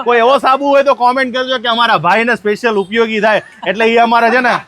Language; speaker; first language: Gujarati; native; Gujarati